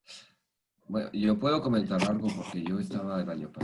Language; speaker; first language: Spanish; non-native, fluent; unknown